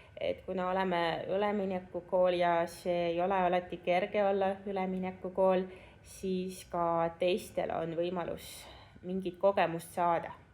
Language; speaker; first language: Estonian; non-native, local second language; Russian